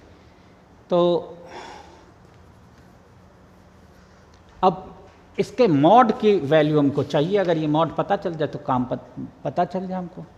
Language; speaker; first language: Hindi; native; Hindi